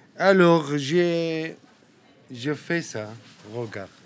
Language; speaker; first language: French; non-native, learner; Arabic